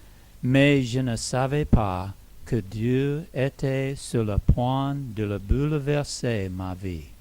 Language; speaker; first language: French; non-native, learner; English